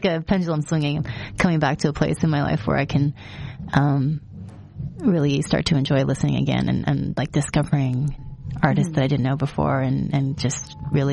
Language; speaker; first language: English; native; English